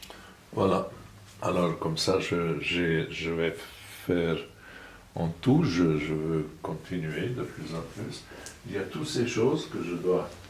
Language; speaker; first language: French; non-native, fluent; German